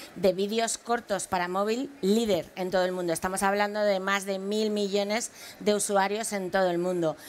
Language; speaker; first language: Spanish; native; Spanish